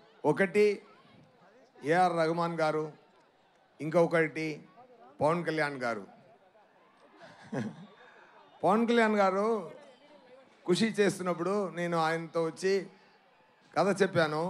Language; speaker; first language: Telugu; non-native, fluent; Tamil